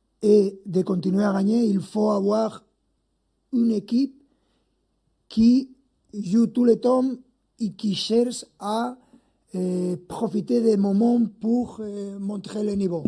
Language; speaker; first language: French; non-native, fluent; Spanish